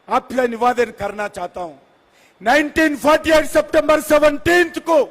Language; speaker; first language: Hindi; non-native, local second language; Telugu